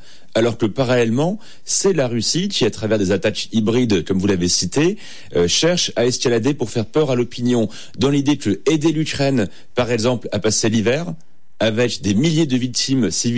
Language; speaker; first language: French; native; French